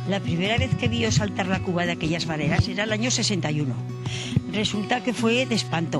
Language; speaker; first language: Spanish; native; Spanish